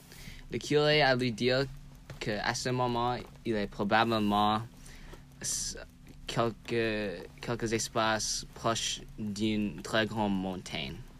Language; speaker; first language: French; non-native, learner; English